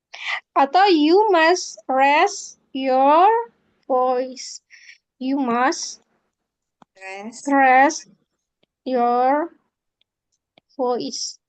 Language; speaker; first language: English; non-native, fluent; Indonesian